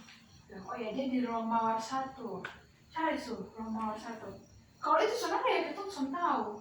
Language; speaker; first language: Indonesian; native; Indonesian